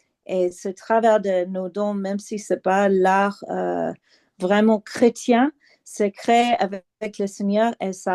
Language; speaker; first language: French; non-native, fluent; English